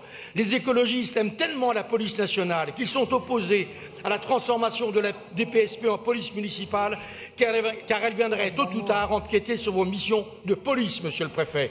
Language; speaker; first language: French; native; French